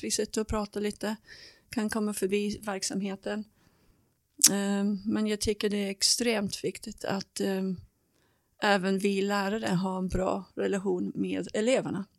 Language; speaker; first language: Swedish; non-native, fluent; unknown